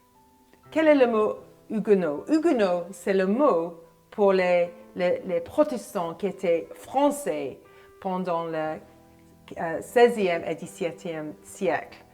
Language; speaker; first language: French; non-native, fluent; English